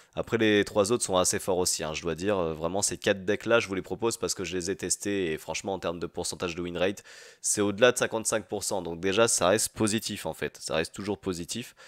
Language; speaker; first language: French; native; French